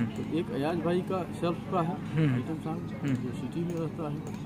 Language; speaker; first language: Hindi; native; Hindi